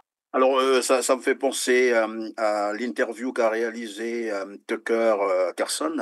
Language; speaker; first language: French; native; French